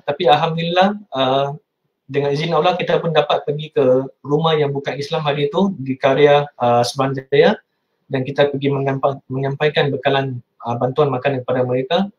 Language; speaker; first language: Malay; non-native, local second language; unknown